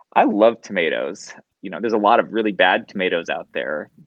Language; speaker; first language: English; native; English